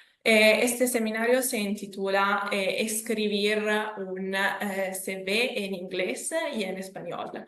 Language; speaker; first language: Spanish; non-native, fluent; Italian